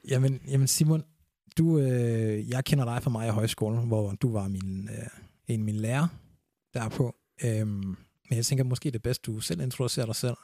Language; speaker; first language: Danish; early bilingual, other home language; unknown